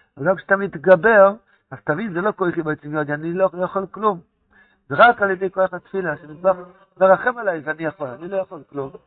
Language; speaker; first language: Hebrew; non-native, fluent; Yiddish